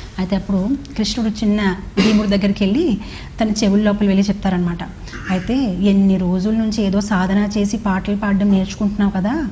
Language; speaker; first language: Telugu; non-native, fluent; Hindi